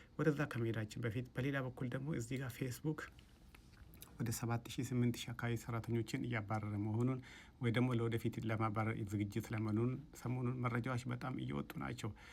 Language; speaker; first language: Amharic; native; Amharic